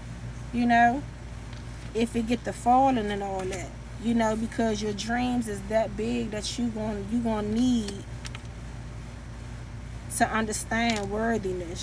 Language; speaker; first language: English; native; English